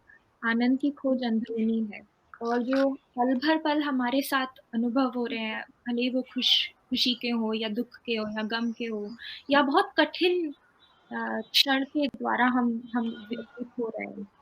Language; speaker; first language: Hindi; native; Hindi